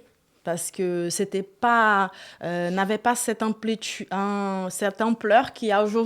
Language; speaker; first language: French; non-native, fluent; Portuguese